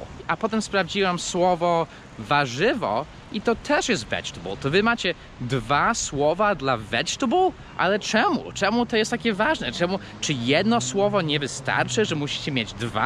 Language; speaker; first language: Polish; early bilingual, heritage; Polish